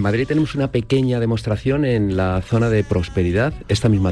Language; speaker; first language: Spanish; native; Spanish